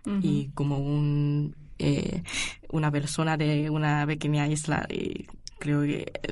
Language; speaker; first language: Spanish; non-native, learner; Chinese